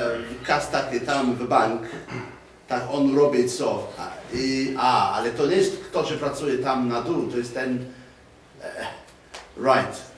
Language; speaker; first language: Polish; non-native, learner; English